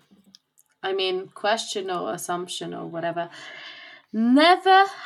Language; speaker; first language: English; non-native, fluent; Polish